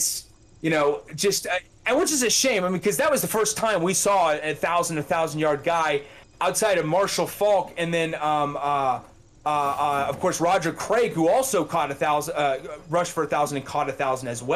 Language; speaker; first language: English; native; English